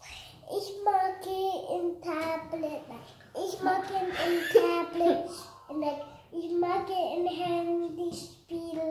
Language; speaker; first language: German; early bilingual, other home language; English